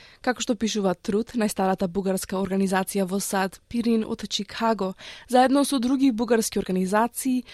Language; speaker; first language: Macedonian; native; Macedonian